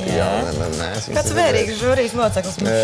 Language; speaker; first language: Latvian; native; Latvian